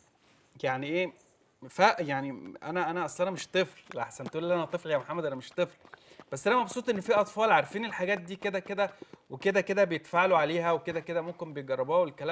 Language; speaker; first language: Arabic; native; Arabic